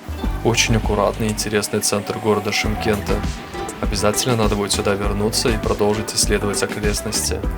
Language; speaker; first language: Russian; native; Russian